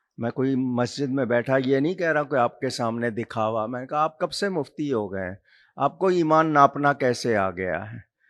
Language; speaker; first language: Urdu; non-native, local second language; Punjabi